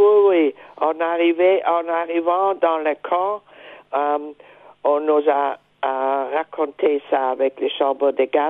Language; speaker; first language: French; non-native, fluent; German